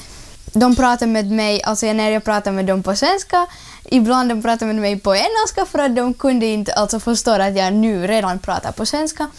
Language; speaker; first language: Swedish; non-native, learner; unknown